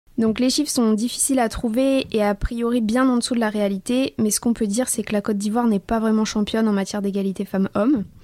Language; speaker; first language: French; native; French